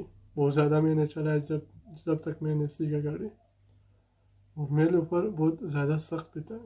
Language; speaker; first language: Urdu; non-native, fluent; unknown